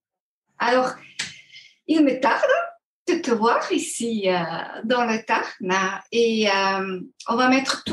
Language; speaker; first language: French; non-native, fluent; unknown